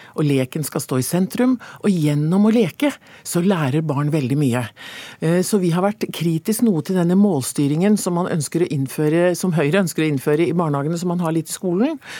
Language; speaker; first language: Norwegian; native; Norwegian